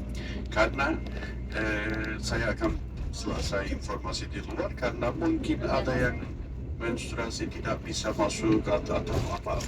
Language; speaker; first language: Indonesian; non-native, fluent; Turkish